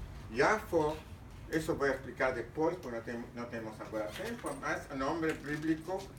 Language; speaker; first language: Portuguese; non-native, fluent; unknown